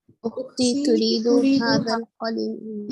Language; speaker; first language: Arabic; non-native, learner; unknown